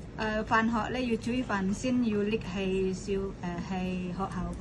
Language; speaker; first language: Cantonese; non-native, learner; Indonesian